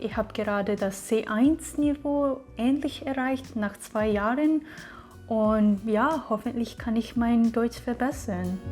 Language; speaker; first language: German; non-native, fluent; Japanese